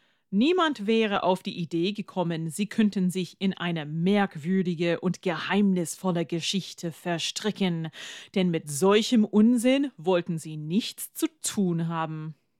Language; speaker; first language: German; non-native, fluent; English